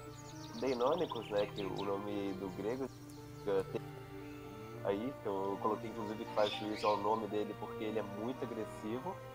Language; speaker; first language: Portuguese; native; Portuguese